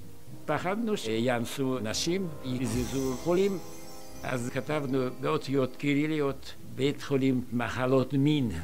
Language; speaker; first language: Hebrew; non-native, fluent; Hungarian